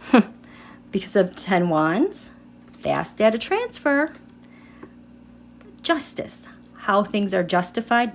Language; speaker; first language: English; native; English